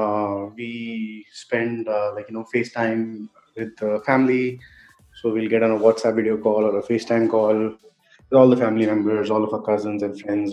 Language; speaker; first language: English; non-native, local second language; Hindi